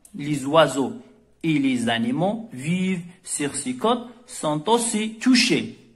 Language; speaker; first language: French; non-native, local second language; Arabic